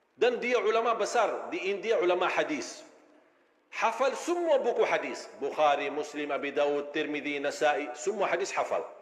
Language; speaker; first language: Malay; non-native, fluent; Arabic